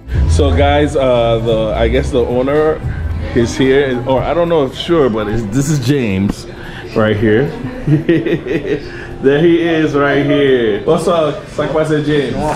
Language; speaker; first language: English; native; English